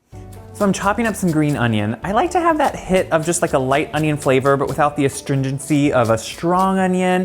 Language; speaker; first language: English; native; English